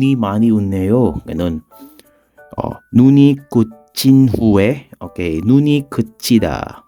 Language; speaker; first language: Korean; non-native, fluent; Filipino